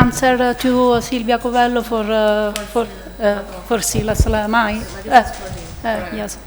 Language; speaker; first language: English; non-native, learner; Italian